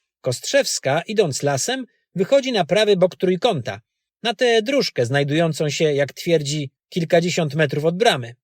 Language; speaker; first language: Polish; native; Polish